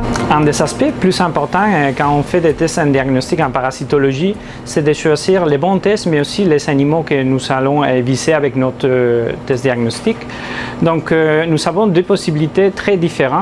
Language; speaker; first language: French; non-native, fluent; Spanish